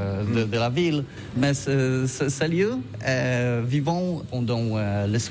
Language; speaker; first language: French; non-native, learner; Polish